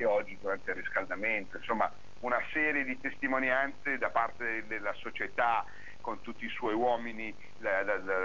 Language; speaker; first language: Italian; native; Italian